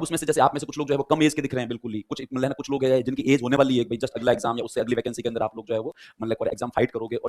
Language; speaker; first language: Hindi; native; Hindi